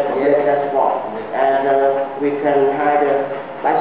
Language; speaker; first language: English; non-native, learner; Vietnamese